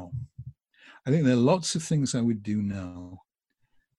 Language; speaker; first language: English; native; English